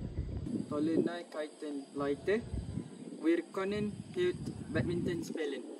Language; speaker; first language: German; non-native, learner; Malay